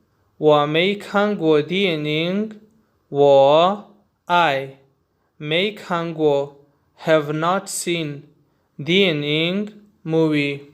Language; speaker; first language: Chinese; non-native, learner; Urdu